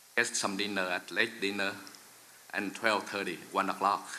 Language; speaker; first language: English; non-native, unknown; Vietnamese